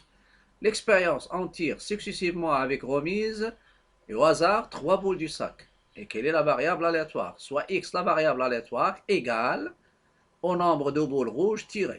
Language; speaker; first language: French; non-native, local second language; Arabic